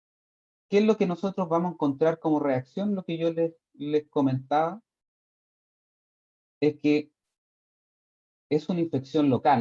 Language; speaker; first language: Spanish; native; Spanish